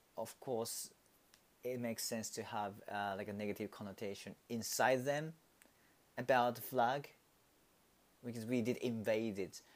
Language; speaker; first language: English; non-native, learner; Japanese